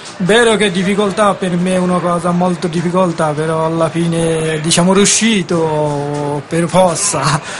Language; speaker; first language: Italian; non-native, learner; Bangla